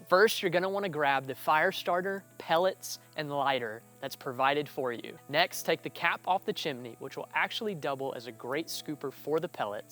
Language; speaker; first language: English; native; English